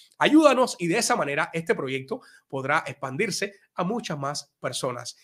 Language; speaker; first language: Spanish; native; Spanish